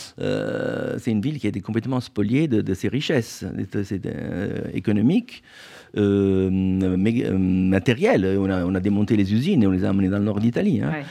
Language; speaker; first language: French; non-native, fluent; Italian